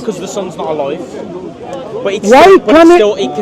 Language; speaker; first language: English; native; English